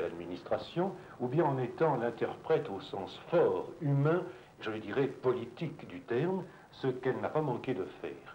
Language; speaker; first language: French; native; French